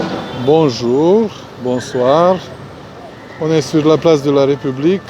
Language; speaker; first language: French; non-native, fluent; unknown